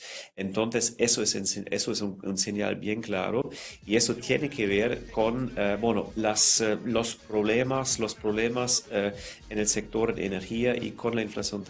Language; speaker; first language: Spanish; non-native, fluent; German